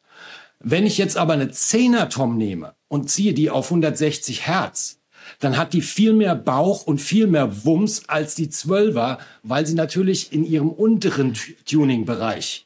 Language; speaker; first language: German; native; German